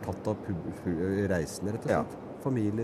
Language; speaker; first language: Norwegian; native; Norwegian